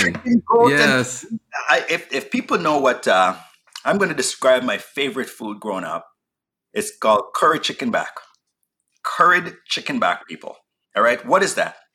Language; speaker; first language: English; native; English